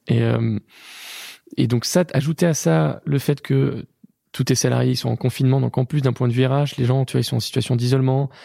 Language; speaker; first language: French; native; French